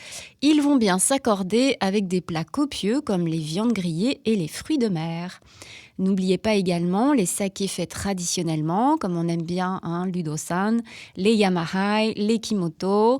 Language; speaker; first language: French; native; French